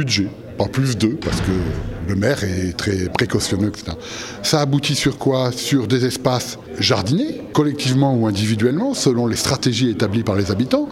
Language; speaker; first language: French; native; French